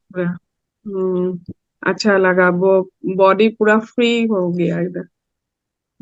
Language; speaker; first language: Hindi; non-native, local second language; Assamese